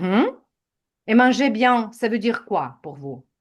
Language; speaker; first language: French; non-native, fluent; Ukrainian